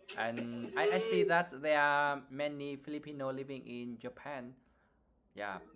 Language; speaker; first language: English; non-native, learner; Vietnamese